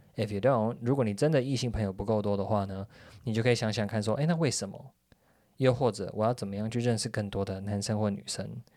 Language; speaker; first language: Chinese; early bilingual, heritage; Chinese